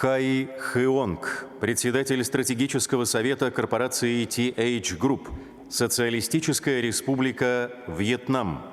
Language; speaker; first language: Russian; native; Russian